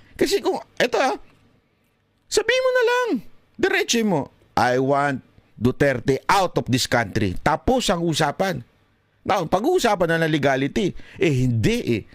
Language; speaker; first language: Filipino; native; Filipino